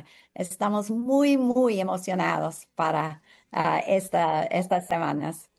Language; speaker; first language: Spanish; non-native, fluent; English